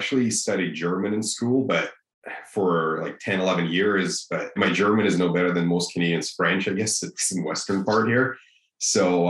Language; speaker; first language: English; non-native, fluent; Russian